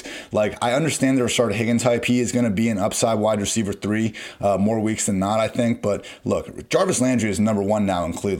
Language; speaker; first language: English; native; English